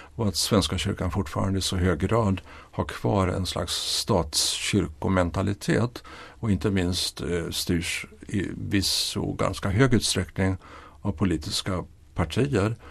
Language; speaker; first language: Swedish; native; Swedish